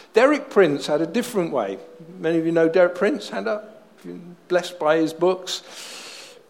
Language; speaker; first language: English; native; English